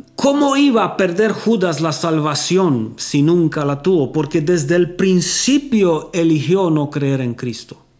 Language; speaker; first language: Spanish; non-native, fluent; Romanian